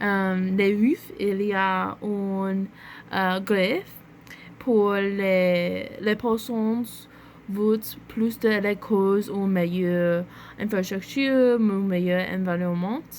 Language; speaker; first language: French; non-native, learner; English